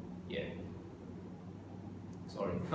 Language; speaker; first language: English; non-native, learner; Chinese